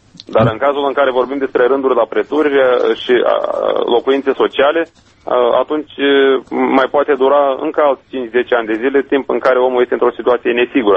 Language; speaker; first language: Romanian; native; Romanian